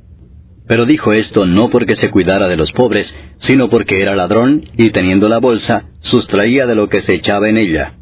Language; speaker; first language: Spanish; native; Spanish